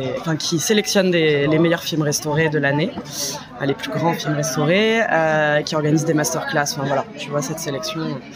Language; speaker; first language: French; native; French